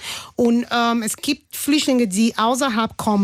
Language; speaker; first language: German; non-native, fluent; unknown